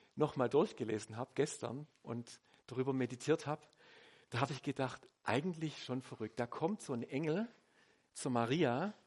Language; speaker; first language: German; native; German